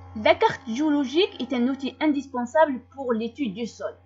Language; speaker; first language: French; non-native, local second language; Arabic